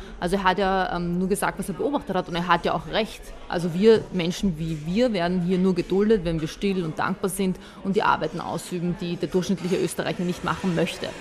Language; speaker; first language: German; early bilingual, other home language; Bosnian